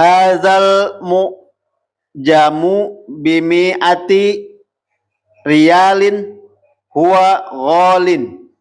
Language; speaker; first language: Arabic; non-native, learner; Indonesian